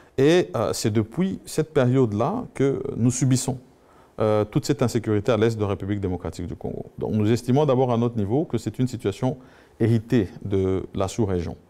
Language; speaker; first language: French; non-native, local second language; Swahili